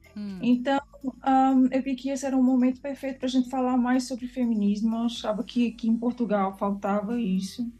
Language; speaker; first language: Portuguese; native; Portuguese